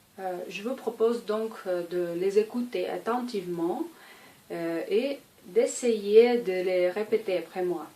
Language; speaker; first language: French; non-native, fluent; Russian